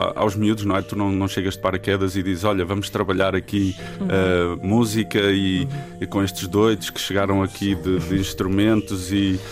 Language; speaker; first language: Portuguese; native; Portuguese